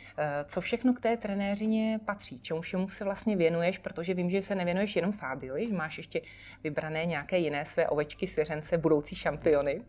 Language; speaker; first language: Czech; native; Czech